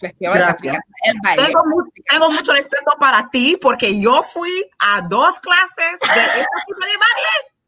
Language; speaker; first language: Spanish; non-native, learner; English